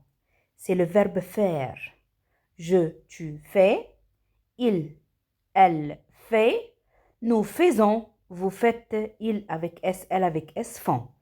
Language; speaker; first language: French; non-native, fluent; Arabic